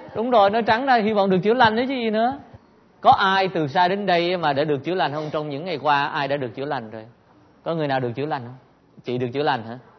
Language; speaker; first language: Vietnamese; native; Vietnamese